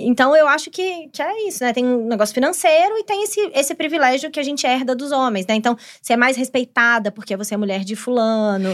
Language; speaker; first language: Portuguese; native; Portuguese